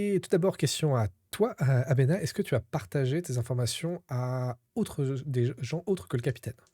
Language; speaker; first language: French; native; French